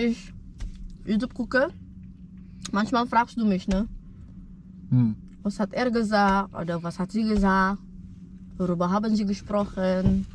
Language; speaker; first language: German; non-native, learner; Indonesian